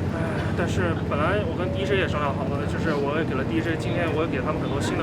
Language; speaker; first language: Chinese; native; Chinese